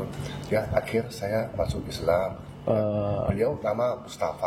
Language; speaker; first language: Indonesian; non-native, learner; Korean